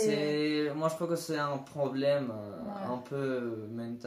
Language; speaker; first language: French; non-native, learner; Spanish